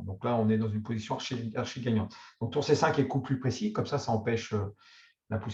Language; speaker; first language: French; native; French